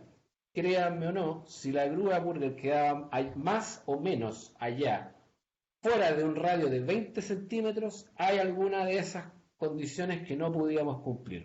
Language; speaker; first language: Spanish; native; Spanish